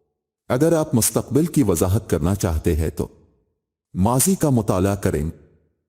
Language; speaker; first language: Urdu; native; Urdu